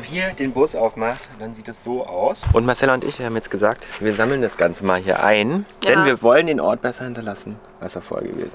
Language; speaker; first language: German; native; German